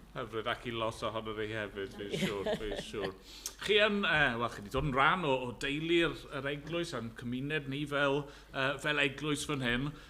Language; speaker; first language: Welsh; native; Welsh